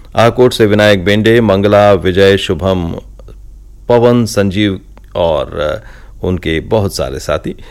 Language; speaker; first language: Hindi; native; Hindi